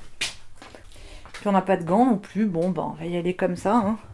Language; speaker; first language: French; native; French